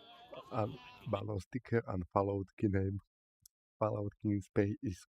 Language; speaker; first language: English; non-native, learner; Slovak